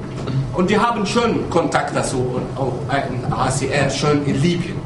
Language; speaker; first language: German; non-native, fluent; Arabic